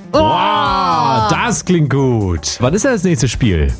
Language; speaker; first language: German; native; German